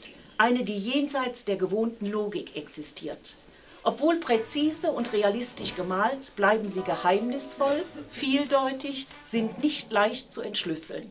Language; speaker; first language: German; native; German